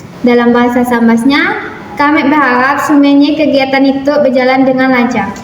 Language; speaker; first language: Indonesian; non-native, local second language; Malay